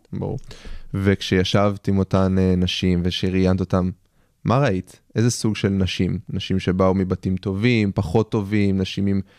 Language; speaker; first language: Hebrew; native; Hebrew